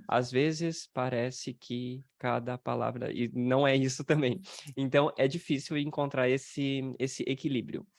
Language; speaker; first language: Portuguese; native; Portuguese